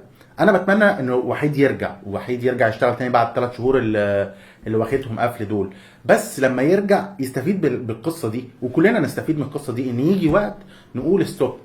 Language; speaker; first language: Arabic; native; Arabic